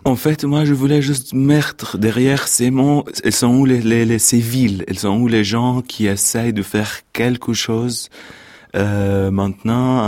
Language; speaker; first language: French; non-native, fluent; Arabic